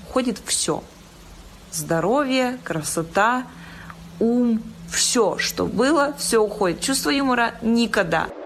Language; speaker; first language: Russian; native; Russian